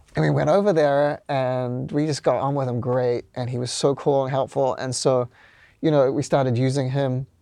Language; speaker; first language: English; native; English